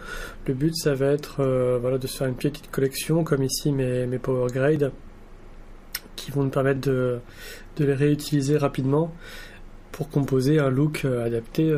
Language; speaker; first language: French; native; French